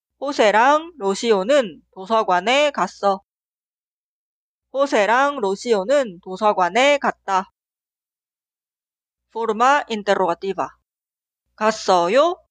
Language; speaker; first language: Korean; non-native, fluent; Spanish